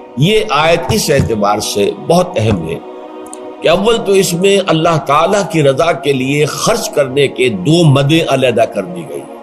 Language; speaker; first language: Urdu; native; Urdu